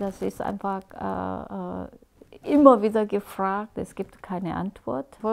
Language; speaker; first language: German; non-native, fluent; Korean